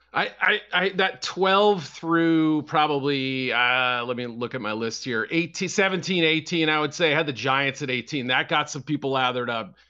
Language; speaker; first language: English; native; English